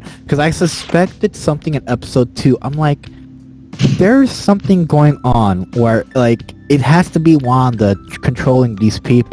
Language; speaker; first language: English; native; English